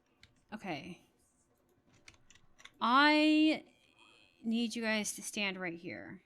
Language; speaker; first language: English; native; English